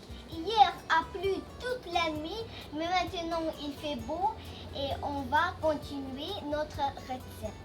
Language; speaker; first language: French; early bilingual, heritage; French